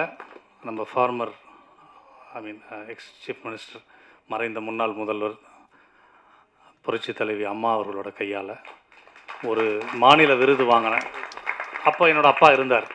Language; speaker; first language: Tamil; native; Tamil